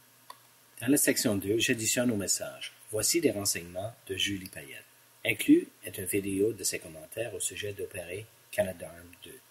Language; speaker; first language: French; non-native, local second language; English